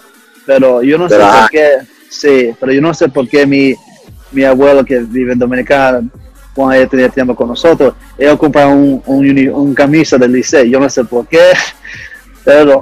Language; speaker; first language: Spanish; early bilingual, heritage; English